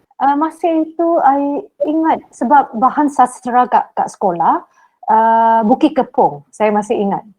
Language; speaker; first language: Malay; non-native, local second language; Min Nan Chinese